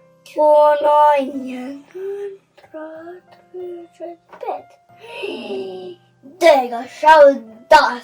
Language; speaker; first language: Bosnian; early bilingual, heritage; Serbian